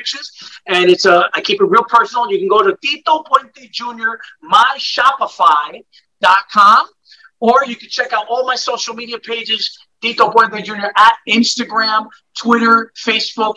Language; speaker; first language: English; native; English